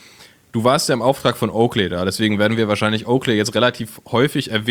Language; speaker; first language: German; native; German